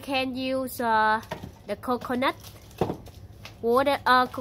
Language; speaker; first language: English; non-native, learner; Vietnamese